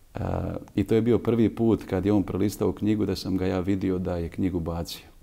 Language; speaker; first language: Croatian; native; Croatian